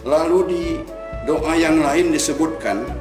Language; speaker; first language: Indonesian; native; Indonesian